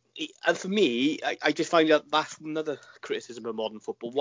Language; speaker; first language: English; native; English